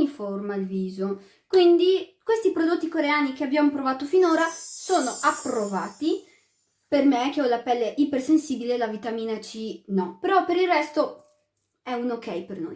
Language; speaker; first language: Italian; early bilingual, other home language; Arabic